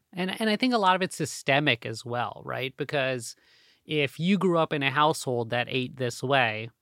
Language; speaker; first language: English; early bilingual, other home language; Hindi